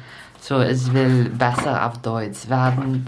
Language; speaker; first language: German; non-native, learner; English